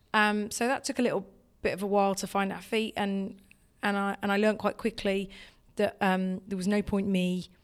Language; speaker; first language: English; native; English